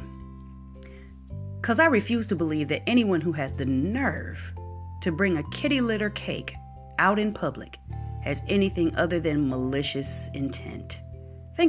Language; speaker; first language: English; native; English